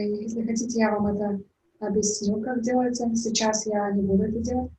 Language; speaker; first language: Russian; native; Russian